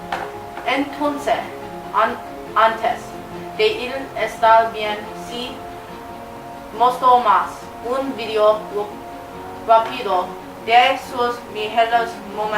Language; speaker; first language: Spanish; non-native, learner; English